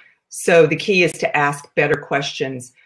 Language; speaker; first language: English; native; English